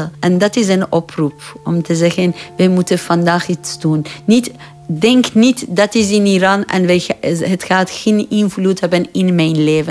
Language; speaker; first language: Dutch; non-native, fluent; Persian